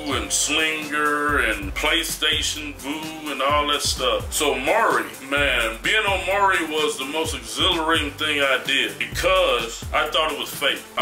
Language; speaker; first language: English; native; English